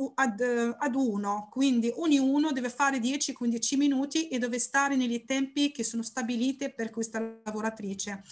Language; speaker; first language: Italian; non-native, learner; Arabic